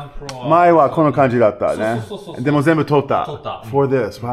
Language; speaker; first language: Japanese; non-native, learner; English